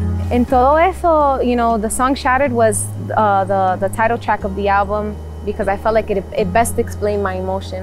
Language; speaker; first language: English; early bilingual, other home language; Spanish